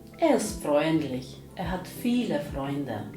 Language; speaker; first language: German; non-native, fluent; Ukrainian